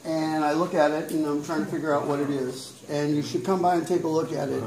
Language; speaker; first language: English; native; English